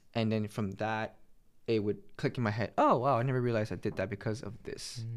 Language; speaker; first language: English; native; English